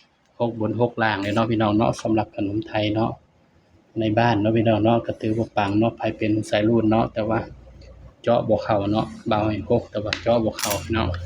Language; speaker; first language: Thai; non-native, local second language; Lao